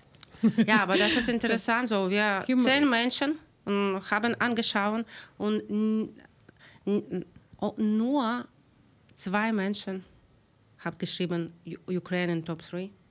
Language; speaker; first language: German; non-native, learner; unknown